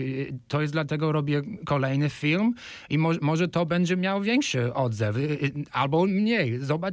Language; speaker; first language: Polish; non-native, fluent; English